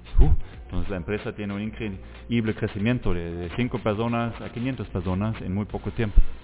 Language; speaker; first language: Spanish; non-native, fluent; German